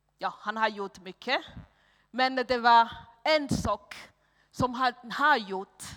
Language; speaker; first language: Swedish; non-native, fluent; Rundi